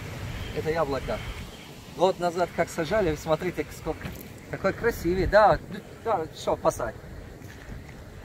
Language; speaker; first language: Russian; non-native, local second language; Tajik